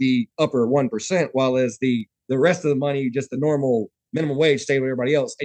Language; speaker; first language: English; native; English